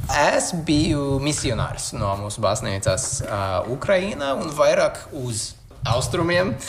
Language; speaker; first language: Latvian; non-native, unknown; English